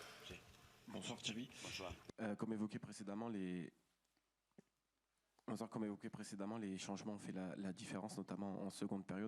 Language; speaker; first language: French; native; French